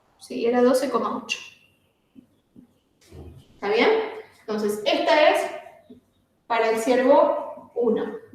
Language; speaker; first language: Spanish; native; Spanish